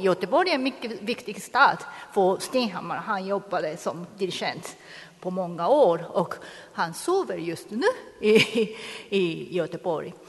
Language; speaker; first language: Swedish; non-native, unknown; Japanese